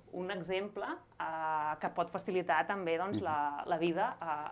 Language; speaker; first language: Catalan; native; Catalan